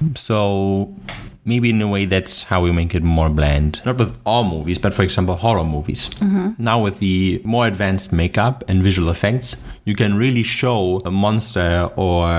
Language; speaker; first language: English; non-native, fluent; German